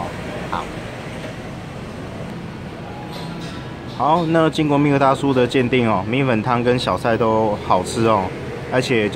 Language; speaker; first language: Chinese; native; Chinese